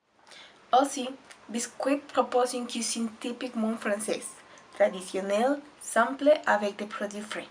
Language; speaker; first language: French; non-native, learner; Spanish